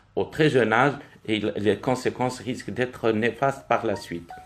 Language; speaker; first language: French; non-native, local second language; Arabic